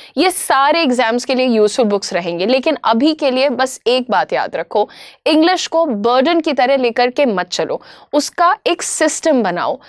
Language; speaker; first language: Hindi; native; Hindi